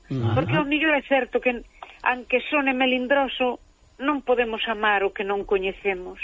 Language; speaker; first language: Galician; native; Galician